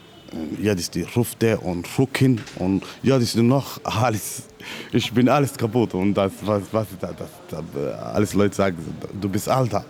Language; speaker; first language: German; non-native, learner; Somali